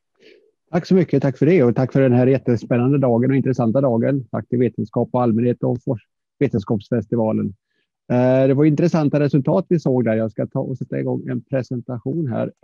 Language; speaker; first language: Swedish; native; Swedish